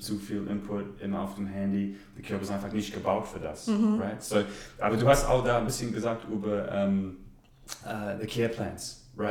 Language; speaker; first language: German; non-native, learner; English